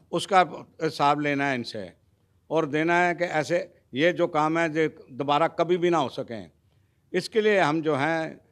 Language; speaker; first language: Hindi; non-native, local second language; Punjabi